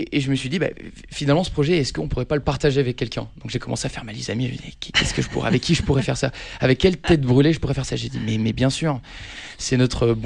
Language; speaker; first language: French; native; French